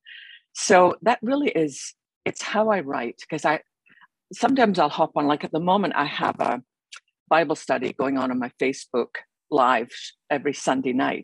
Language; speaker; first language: English; native; English